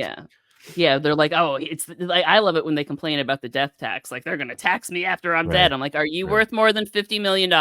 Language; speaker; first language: English; native; English